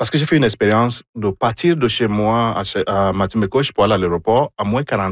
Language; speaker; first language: French; non-native, fluent; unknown